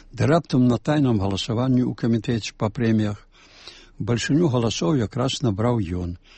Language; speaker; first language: Belarusian; native; Belarusian